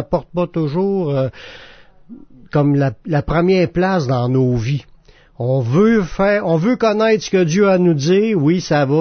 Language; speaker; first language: French; native; French